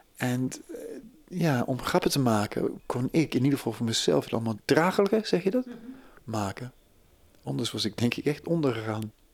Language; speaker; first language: Dutch; non-native, fluent; English